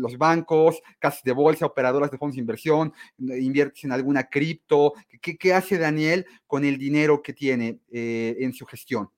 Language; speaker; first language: Spanish; native; Spanish